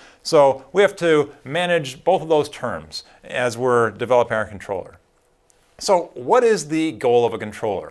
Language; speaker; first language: English; native; English